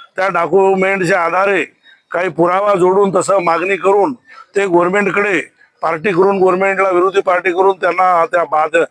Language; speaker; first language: Marathi; non-native, local second language; Lambadi